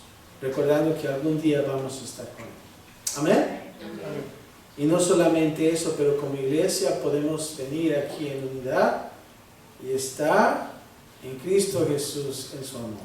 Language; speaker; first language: Spanish; early bilingual, heritage; Spanish